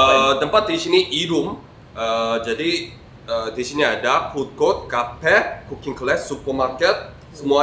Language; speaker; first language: Indonesian; non-native, learner; Korean